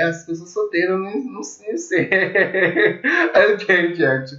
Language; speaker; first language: Portuguese; non-native, learner; English